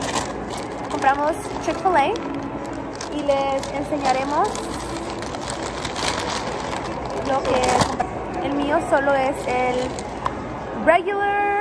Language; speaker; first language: Spanish; early bilingual, heritage; Spanish